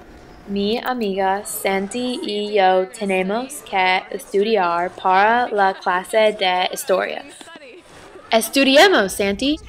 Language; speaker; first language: Spanish; non-native, learner; English